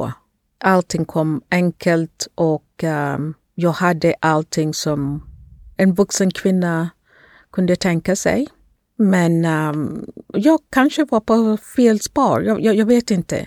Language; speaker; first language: Swedish; non-native, fluent; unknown